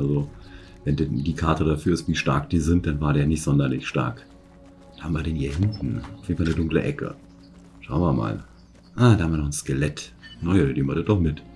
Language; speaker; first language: German; native; German